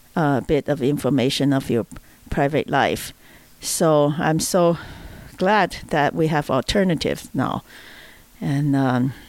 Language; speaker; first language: English; non-native, fluent; Chinese